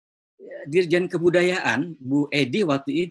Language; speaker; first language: Indonesian; native; Indonesian